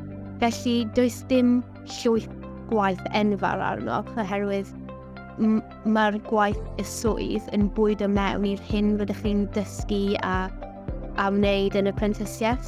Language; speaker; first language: Welsh; non-native, local second language; English